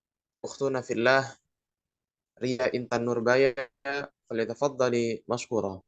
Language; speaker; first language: Arabic; non-native, learner; Indonesian